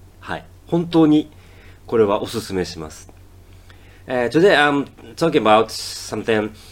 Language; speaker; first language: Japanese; native; Japanese